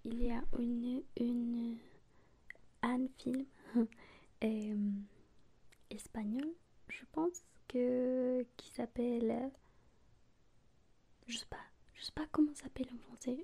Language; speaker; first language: French; non-native, learner; Spanish